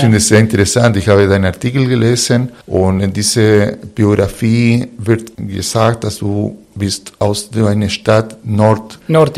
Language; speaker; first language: German; non-native, fluent; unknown